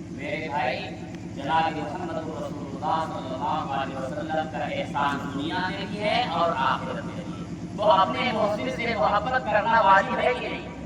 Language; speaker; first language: Urdu; native; Urdu